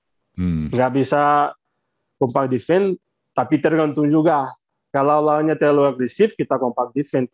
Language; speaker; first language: Indonesian; non-native, fluent; Portuguese